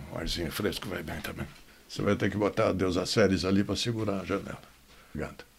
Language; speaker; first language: Portuguese; native; Portuguese